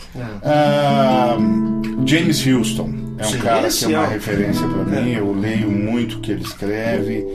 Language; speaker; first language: Portuguese; native; Portuguese